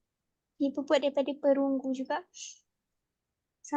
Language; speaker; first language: Malay; native; Malay